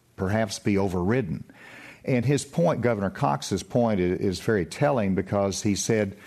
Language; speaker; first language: English; native; English